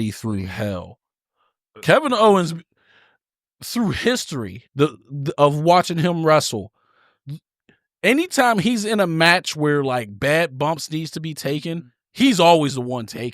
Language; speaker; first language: English; native; English